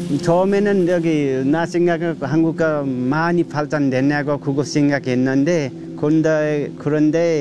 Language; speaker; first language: Korean; non-native, learner; Nepali